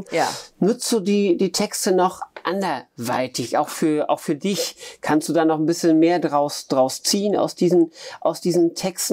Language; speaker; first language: German; native; German